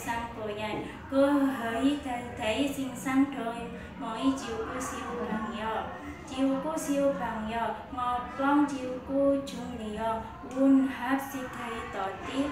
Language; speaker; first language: Cantonese; non-native, learner; Indonesian